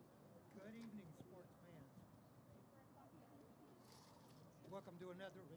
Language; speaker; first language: English; native; English